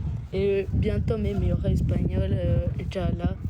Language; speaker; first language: French; non-native, local second language; Kinyarwanda